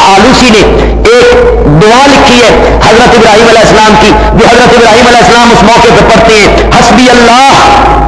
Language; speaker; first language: Urdu; non-native, local second language; Punjabi